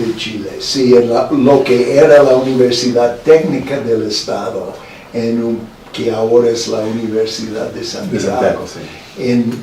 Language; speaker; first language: Spanish; non-native, fluent; English